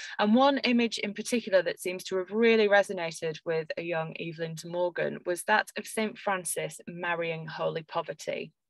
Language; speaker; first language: English; native; English